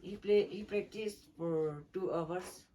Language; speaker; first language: English; non-native, learner; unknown